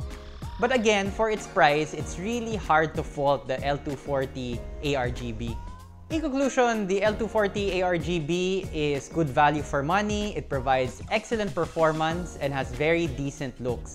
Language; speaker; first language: English; non-native, local second language; Filipino